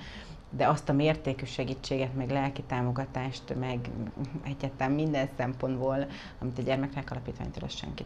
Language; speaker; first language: Hungarian; native; Hungarian